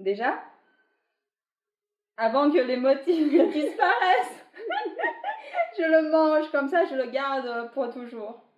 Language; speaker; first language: French; non-native, fluent; Chinese